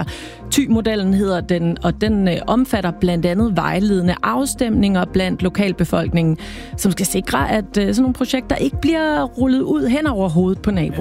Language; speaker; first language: Danish; native; Danish